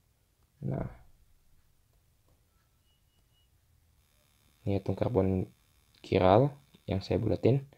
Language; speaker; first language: Indonesian; native; Indonesian